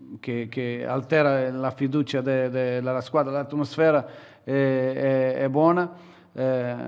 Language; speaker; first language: Italian; non-native, learner; Portuguese